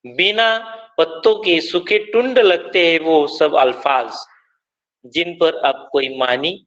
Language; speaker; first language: Hindi; non-native, local second language; Marathi